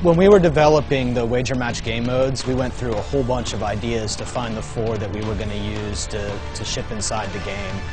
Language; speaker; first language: English; native; English